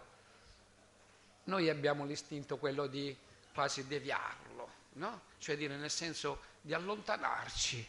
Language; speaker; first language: Italian; native; Italian